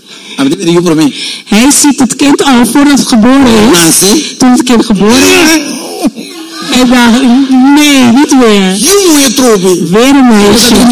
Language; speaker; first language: Dutch; non-native, local second language; Papiamento